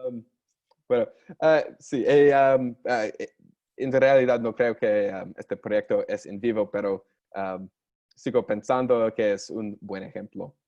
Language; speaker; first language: Spanish; non-native, learner; English